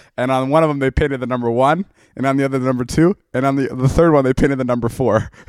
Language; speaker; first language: English; early bilingual, other home language; Slovak